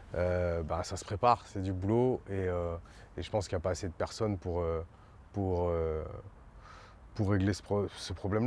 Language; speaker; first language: French; native; French